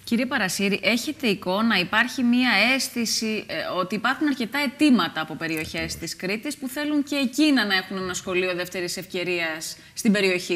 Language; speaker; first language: Greek; native; Greek